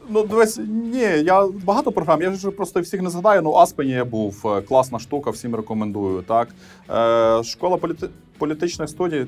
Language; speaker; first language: Ukrainian; native; Ukrainian